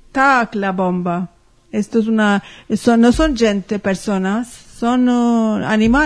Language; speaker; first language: Spanish; early bilingual, heritage; Ladino